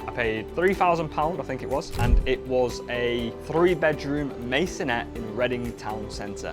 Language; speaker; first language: English; native; English